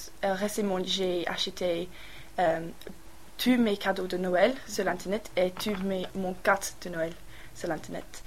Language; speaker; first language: French; non-native, learner; English